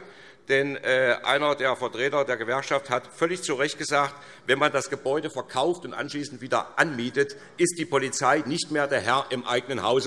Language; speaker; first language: German; native; German